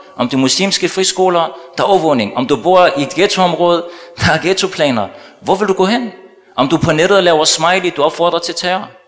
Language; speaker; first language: Danish; early bilingual, other home language; Arabic